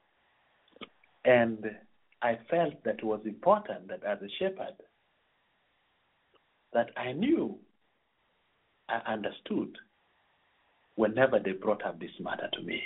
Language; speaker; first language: English; non-native, local second language; Acoli